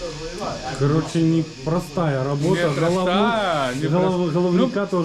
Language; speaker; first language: Russian; native; Russian